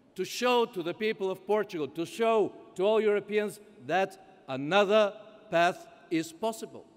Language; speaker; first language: English; non-native, fluent; Bulgarian